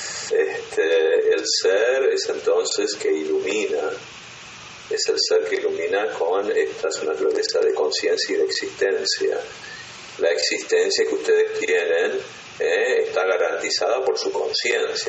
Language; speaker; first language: Spanish; native; Spanish